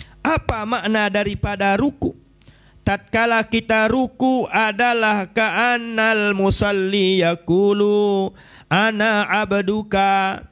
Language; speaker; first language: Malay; non-native, local second language; Sasak